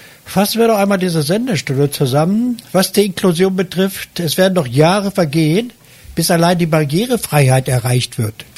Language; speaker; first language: German; native; German